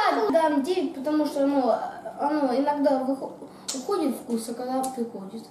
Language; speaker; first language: Russian; early bilingual, heritage; Russian